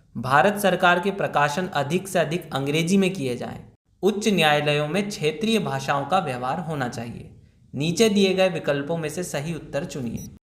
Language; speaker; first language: Hindi; native; Hindi